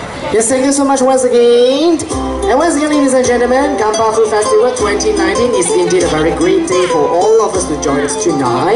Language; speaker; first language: English; non-native, local second language; Chinese